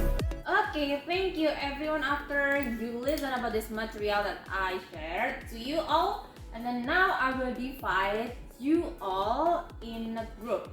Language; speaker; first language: English; non-native, fluent; Indonesian